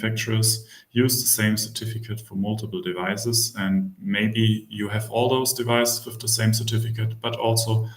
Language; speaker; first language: English; non-native, fluent; German